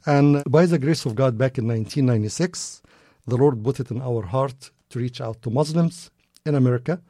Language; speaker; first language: English; non-native, fluent; Arabic